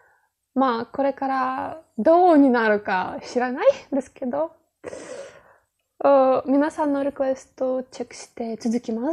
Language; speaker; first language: Japanese; non-native, fluent; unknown